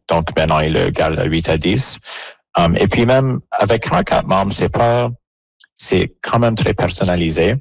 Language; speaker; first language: French; native; French